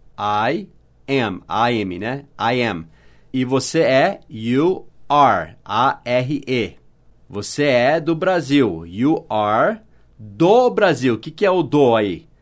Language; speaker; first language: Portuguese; non-native, fluent; English